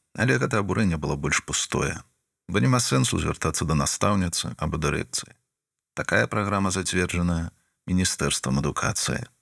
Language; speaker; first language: Belarusian; non-native, local second language; Russian